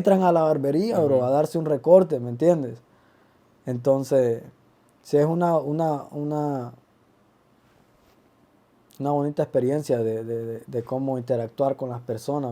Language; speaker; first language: Spanish; early bilingual, other home language; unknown